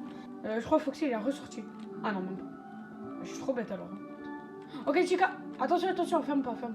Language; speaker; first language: French; native; French